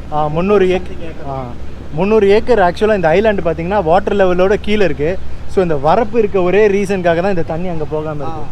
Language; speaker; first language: Tamil; native; Tamil